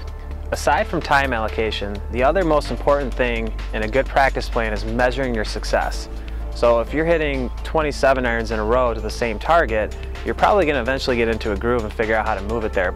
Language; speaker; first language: English; native; English